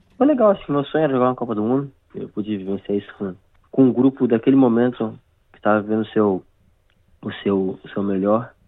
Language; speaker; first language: Portuguese; native; Portuguese